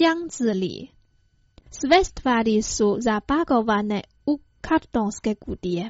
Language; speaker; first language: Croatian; non-native, fluent; Chinese